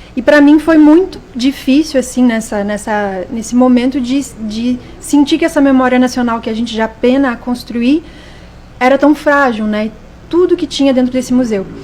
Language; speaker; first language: Portuguese; native; Portuguese